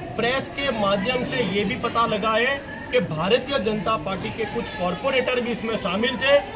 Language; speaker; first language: Hindi; non-native, local second language; Gujarati